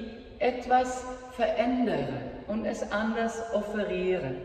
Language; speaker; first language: German; non-native, fluent; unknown